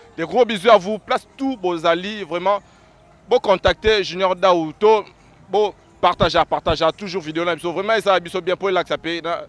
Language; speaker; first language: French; non-native, local second language; Lingala